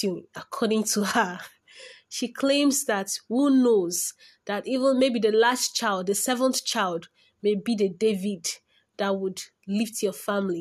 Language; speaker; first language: English; non-native, local second language; Igbo